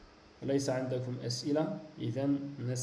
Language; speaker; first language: Arabic; non-native, fluent; French